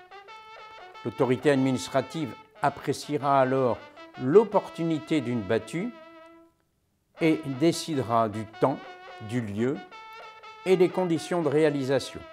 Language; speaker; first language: French; native; French